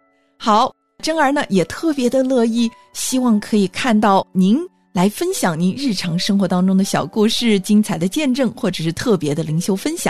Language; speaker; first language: Chinese; native; Chinese